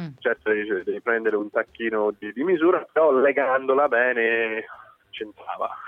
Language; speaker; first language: Italian; non-native, fluent; English